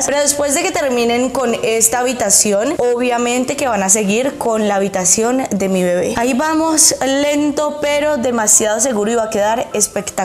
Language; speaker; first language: Spanish; native; Spanish